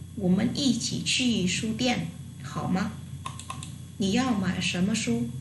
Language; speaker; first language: Chinese; non-native, learner; Vietnamese